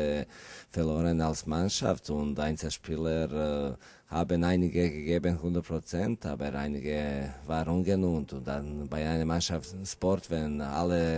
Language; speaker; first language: German; non-native, learner; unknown